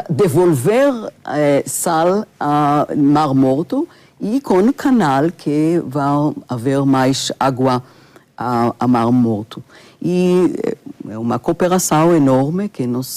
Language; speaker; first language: Portuguese; non-native, fluent; Hebrew